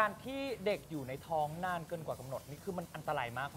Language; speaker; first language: Thai; native; Thai